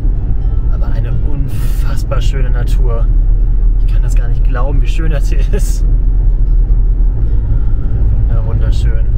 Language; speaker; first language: German; native; German